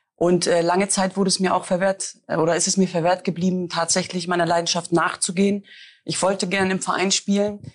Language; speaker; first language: German; native; German